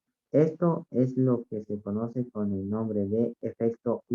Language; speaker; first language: Spanish; native; Spanish